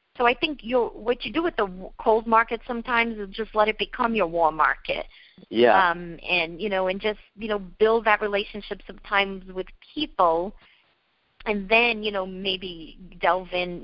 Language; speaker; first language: English; native; English